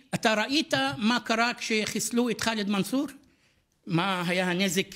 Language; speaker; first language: Hebrew; non-native, local second language; Arabic